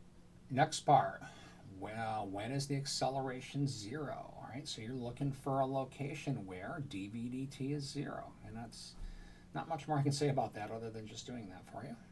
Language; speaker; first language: English; native; English